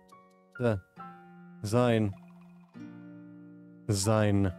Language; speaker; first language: Dutch; non-native, learner; English